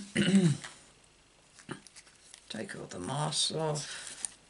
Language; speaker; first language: English; native; English